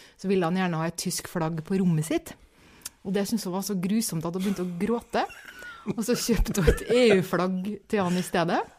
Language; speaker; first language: Norwegian; native; Norwegian